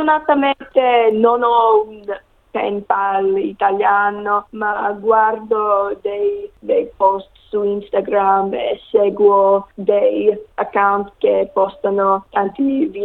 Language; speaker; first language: Italian; non-native, learner; English